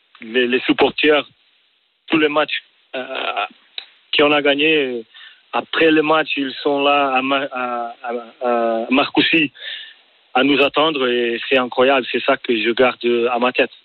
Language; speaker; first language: French; non-native, learner; Portuguese